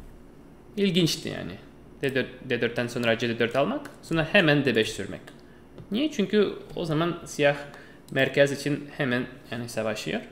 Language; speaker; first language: Turkish; non-native, fluent; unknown